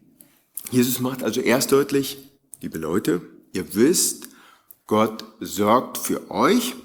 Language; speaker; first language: German; native; German